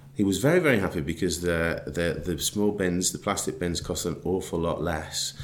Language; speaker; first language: English; native; English